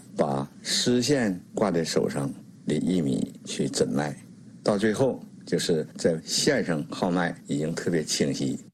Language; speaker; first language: Chinese; native; Chinese